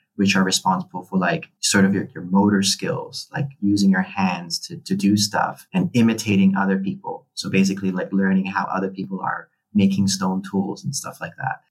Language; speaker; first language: English; non-native, local second language; Cantonese